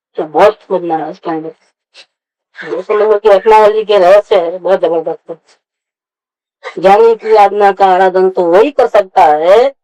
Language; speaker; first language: Hindi; non-native, local second language; Gujarati